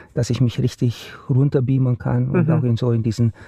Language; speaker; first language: German; non-native, fluent; Romanian